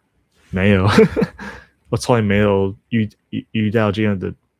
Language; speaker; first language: Chinese; non-native, learner; English